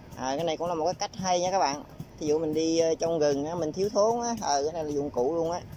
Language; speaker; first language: Vietnamese; non-native, local second language; Khmer